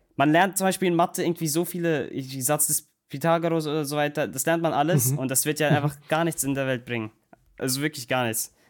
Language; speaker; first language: German; non-native, local second language; Russian